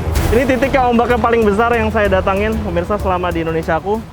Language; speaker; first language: Indonesian; native; Indonesian